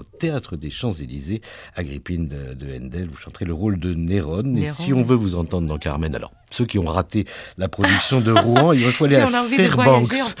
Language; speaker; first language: French; native; French